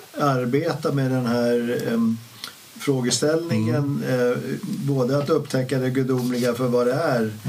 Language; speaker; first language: Swedish; native; Swedish